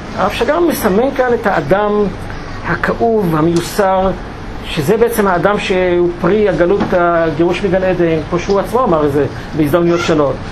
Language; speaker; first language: Hebrew; native; Hebrew